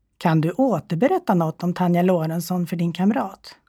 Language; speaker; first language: Swedish; native; Swedish